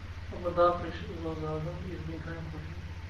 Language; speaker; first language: German; non-native, learner; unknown